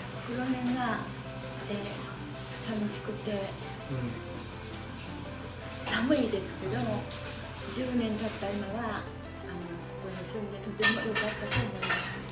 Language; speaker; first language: Japanese; native; Japanese